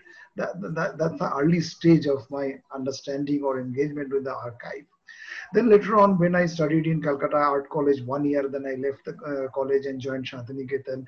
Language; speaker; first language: English; non-native, local second language; Bangla